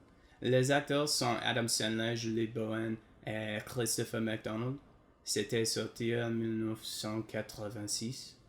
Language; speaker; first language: French; non-native, learner; English